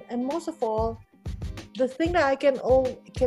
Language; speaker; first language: English; non-native, local second language; Filipino